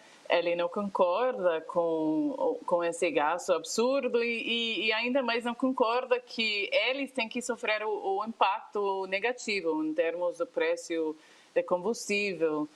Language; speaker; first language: Portuguese; non-native, fluent; English